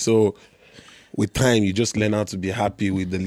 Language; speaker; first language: English; non-native, local second language; Igbo